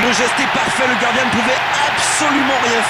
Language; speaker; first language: French; native; French